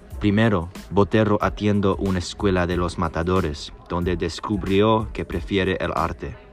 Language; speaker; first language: Spanish; non-native, learner; English